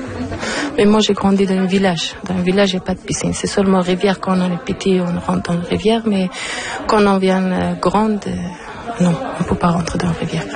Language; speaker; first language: French; non-native, learner; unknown